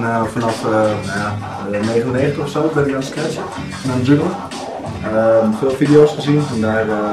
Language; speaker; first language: Dutch; early bilingual, other home language; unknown